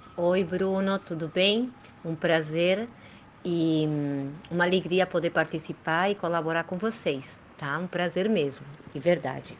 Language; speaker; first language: Portuguese; early bilingual, heritage; Portuguese